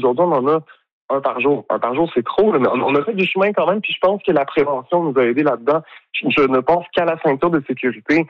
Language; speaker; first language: French; native; French